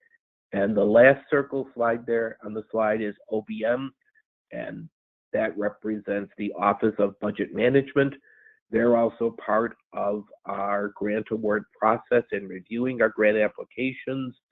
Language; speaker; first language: English; native; English